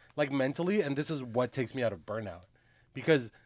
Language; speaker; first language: English; early bilingual, other home language; Filipino